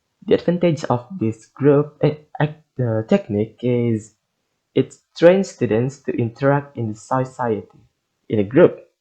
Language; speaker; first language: English; non-native, learner; Indonesian